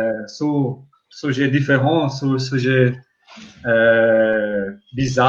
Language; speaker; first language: French; non-native, learner; Portuguese